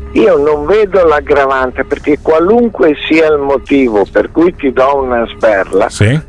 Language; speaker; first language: Italian; native; Italian